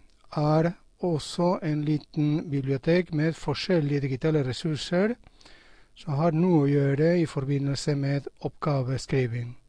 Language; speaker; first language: Norwegian; non-native, fluent; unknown